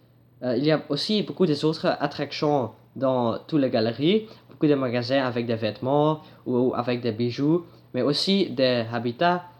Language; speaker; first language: French; non-native, learner; Dutch